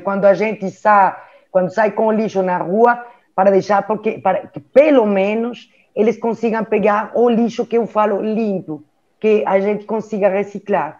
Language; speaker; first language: Portuguese; non-native, learner; French